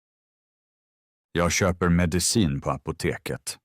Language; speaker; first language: Swedish; non-native, fluent; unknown